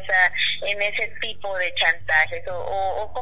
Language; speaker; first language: Spanish; native; Spanish